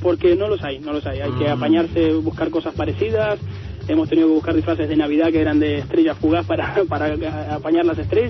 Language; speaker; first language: Spanish; native; Spanish